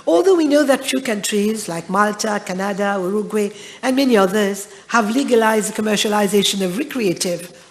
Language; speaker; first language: English; non-native, local second language; Morisyen